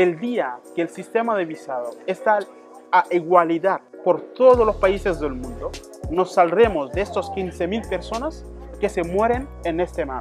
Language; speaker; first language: Spanish; non-native, fluent; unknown